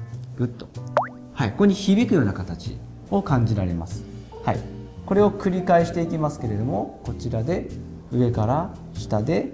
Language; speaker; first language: Japanese; native; Japanese